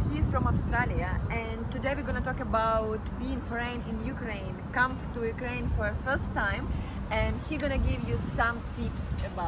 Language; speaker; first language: English; non-native, fluent; Ukrainian